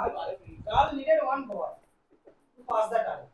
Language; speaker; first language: English; non-native, local second language; Bangla